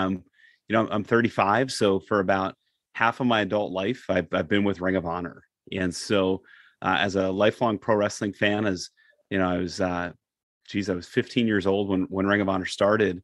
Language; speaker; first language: English; native; English